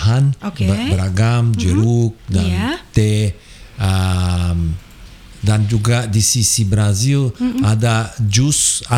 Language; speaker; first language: Indonesian; non-native, fluent; Portuguese